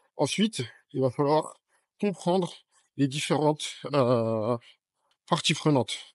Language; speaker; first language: French; native; French